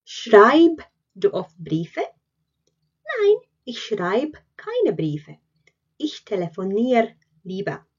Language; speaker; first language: German; non-native, fluent; Latvian